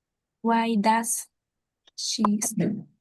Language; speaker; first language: English; non-native, learner; Spanish